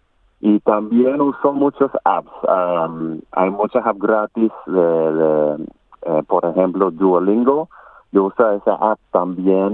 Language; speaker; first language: Spanish; non-native, learner; English